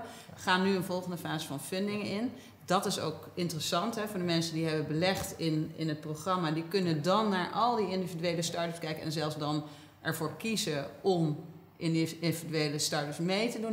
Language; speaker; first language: Dutch; native; Dutch